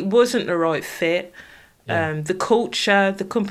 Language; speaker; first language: English; native; English